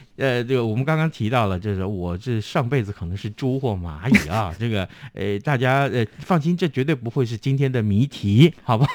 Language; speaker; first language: Chinese; native; Chinese